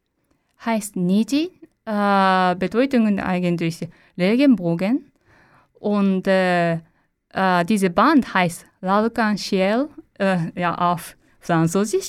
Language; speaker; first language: German; non-native, learner; Japanese